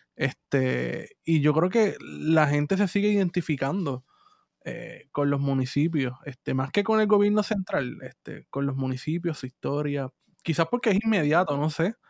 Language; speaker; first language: Spanish; native; Spanish